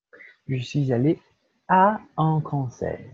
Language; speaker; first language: French; non-native, learner; Portuguese